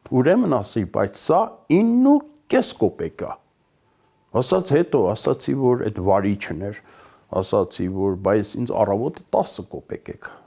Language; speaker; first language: Armenian; early bilingual, heritage; Armenian